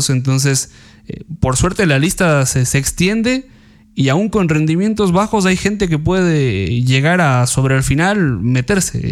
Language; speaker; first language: Spanish; native; Spanish